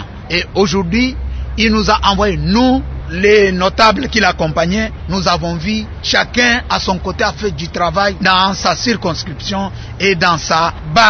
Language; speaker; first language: French; non-native, local second language; Luba-Lulua